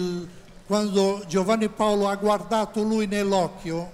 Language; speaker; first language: Italian; non-native, learner; Portuguese